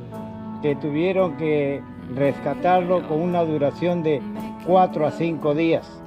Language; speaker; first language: Spanish; native; Spanish